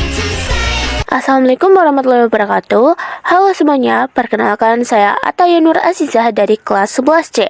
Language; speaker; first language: Indonesian; native; Indonesian